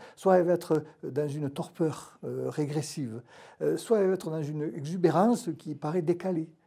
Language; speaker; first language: French; native; French